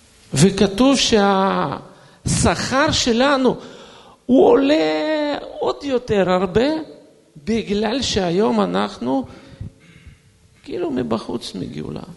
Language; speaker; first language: Hebrew; non-native, fluent; Russian